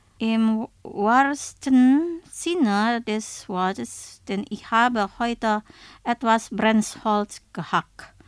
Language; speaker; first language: German; non-native, fluent; Indonesian